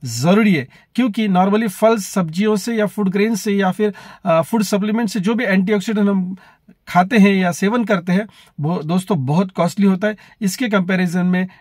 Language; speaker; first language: Hindi; non-native, local second language; Marathi